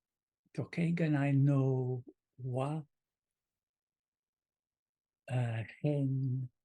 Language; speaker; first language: Japanese; non-native, learner; English